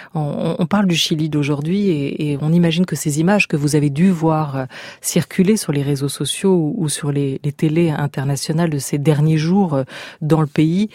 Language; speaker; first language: French; native; French